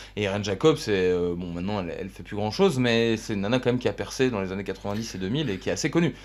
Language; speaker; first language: French; native; French